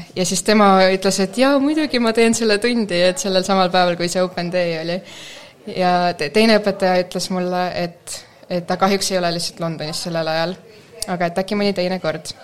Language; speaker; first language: Estonian; native; Estonian